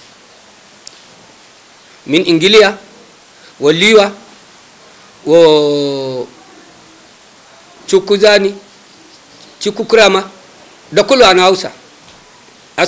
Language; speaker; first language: Arabic; non-native, local second language; Hausa